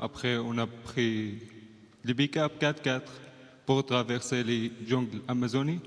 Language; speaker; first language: French; non-native, learner; Arabic